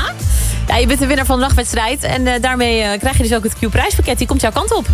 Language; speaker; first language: Dutch; native; Dutch